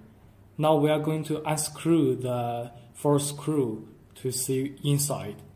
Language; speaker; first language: English; non-native, learner; Chinese